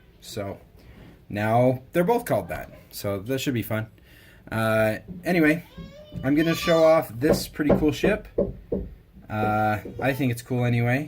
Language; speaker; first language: English; native; English